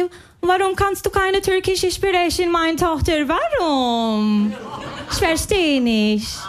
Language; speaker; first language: German; early bilingual, other home language; Arabic